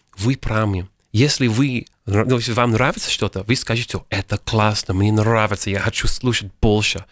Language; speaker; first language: Russian; non-native, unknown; English